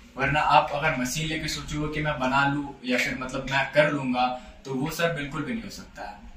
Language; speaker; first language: Hindi; native; Hindi